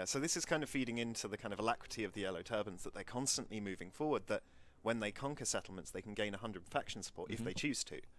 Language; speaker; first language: English; native; English